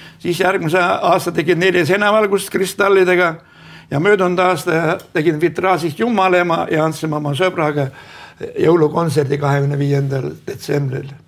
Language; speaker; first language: Estonian; native; Estonian